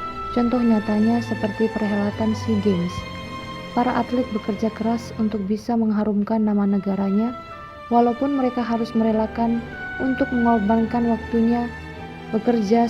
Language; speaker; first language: Indonesian; native; Indonesian